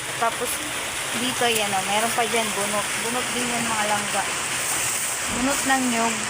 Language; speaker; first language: Filipino; non-native, local second language; Waray